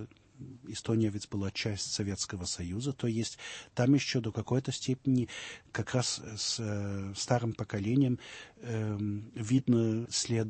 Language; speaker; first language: Russian; early bilingual, heritage; Russian